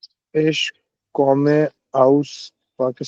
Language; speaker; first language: German; non-native, learner; Urdu